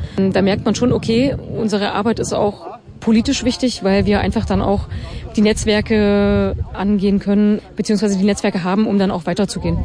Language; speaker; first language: German; native; German